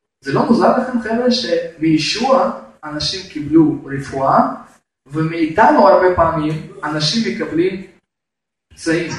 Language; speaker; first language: Hebrew; non-native, fluent; Russian